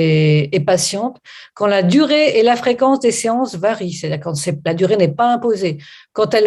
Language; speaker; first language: French; native; French